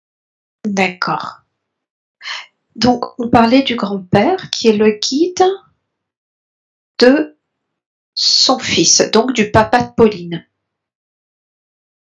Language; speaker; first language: French; native; French